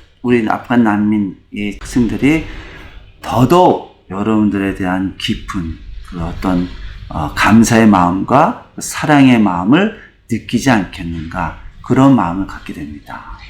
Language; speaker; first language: Korean; native; Korean